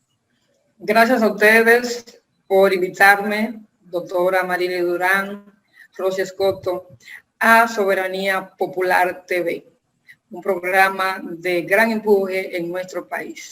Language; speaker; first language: Spanish; native; Spanish